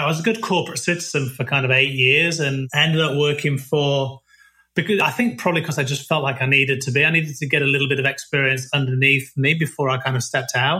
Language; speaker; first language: English; native; English